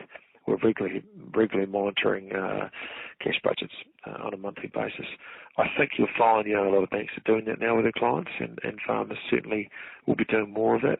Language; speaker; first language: English; native; English